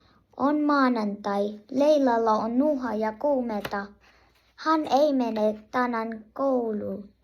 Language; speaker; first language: Finnish; non-native, learner; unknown